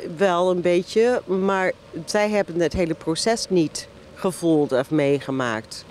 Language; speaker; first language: Dutch; non-native, fluent; English